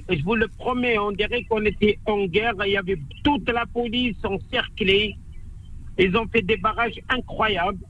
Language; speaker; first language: French; non-native, local second language; Arabic